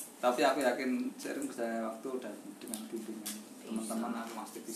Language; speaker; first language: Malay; non-native, local second language; Javanese